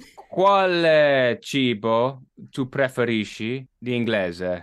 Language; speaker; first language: Italian; non-native, learner; English